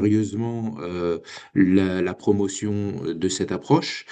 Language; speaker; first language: French; native; French